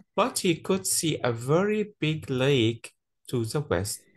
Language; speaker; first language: English; non-native, fluent; Arabic